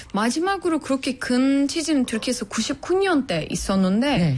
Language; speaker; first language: Korean; non-native, fluent; Turkish